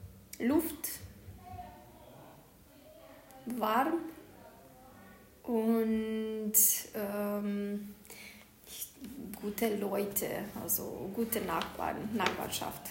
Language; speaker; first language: German; non-native, fluent; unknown